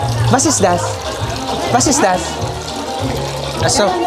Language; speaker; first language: German; non-native, learner; Filipino